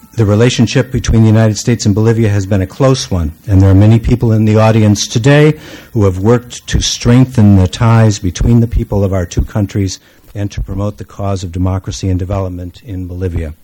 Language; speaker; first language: English; native; English